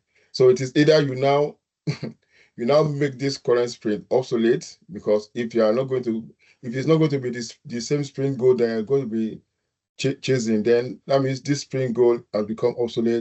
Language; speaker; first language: English; non-native, local second language; Yoruba